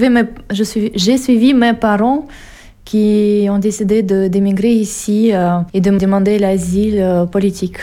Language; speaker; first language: French; non-native, fluent; Russian